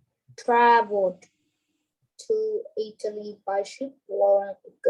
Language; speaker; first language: English; non-native, learner; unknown